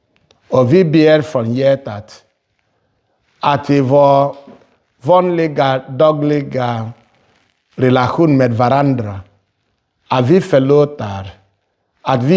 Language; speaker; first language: Swedish; non-native, fluent; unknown